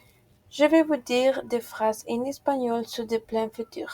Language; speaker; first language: French; non-native, fluent; Spanish